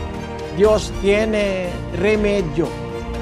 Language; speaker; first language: Spanish; non-native, learner; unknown